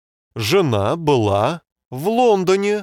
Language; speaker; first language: Russian; non-native, learner; English